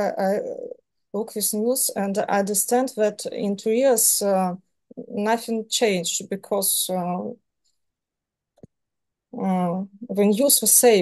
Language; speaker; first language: English; non-native, learner; Serbian